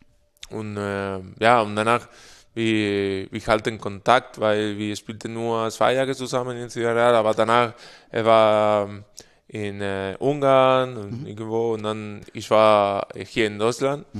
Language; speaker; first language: German; non-native, fluent; Spanish